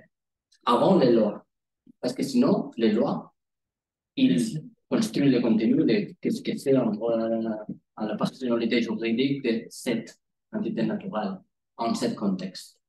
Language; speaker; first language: French; non-native, learner; Spanish